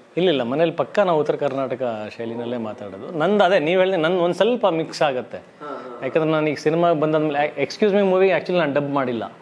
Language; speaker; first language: Kannada; native; Kannada